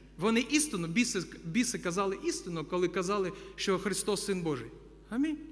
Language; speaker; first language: Ukrainian; non-native, local second language; Russian